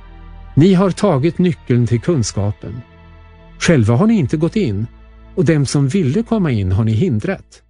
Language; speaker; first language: Swedish; native; Swedish